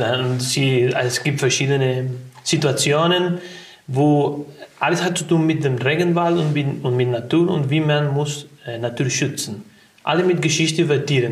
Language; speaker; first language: German; non-native, learner; Spanish